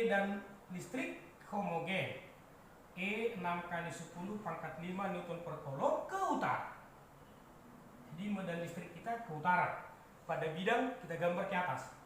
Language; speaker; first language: Indonesian; native; Indonesian